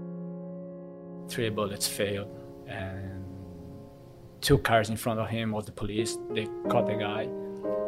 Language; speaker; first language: English; non-native, fluent; Korean